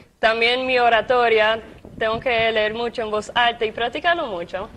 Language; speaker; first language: Spanish; native; Spanish